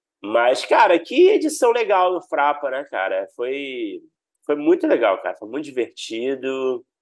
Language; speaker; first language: Portuguese; native; Portuguese